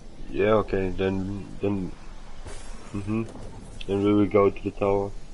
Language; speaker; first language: English; non-native, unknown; Dutch